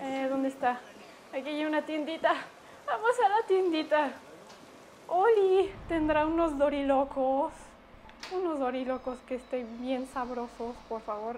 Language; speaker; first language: Spanish; native; Spanish